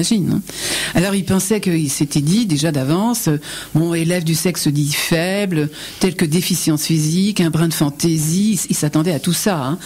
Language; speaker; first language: French; native; French